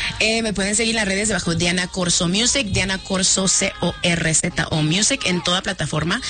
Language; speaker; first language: Spanish; early bilingual, heritage; Spanish